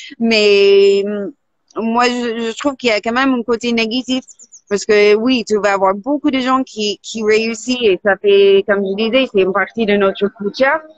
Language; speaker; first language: French; non-native, fluent; English